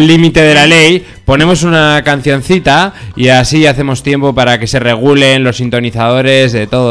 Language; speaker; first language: Spanish; native; Spanish